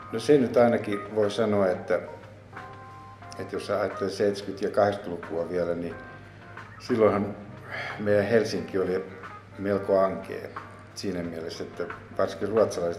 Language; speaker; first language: Finnish; native; Finnish